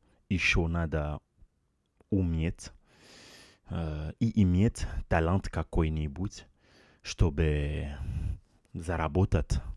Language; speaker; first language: Russian; non-native, learner; French